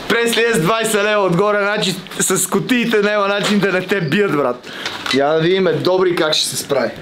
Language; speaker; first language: Bulgarian; native; Bulgarian